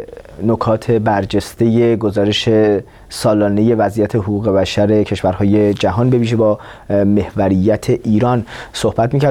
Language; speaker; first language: Persian; native; Persian